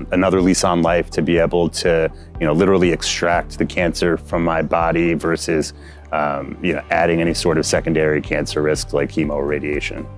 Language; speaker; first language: English; native; English